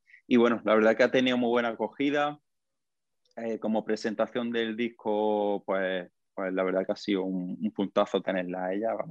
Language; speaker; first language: Spanish; native; Spanish